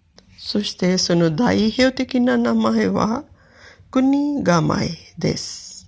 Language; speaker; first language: Japanese; non-native, fluent; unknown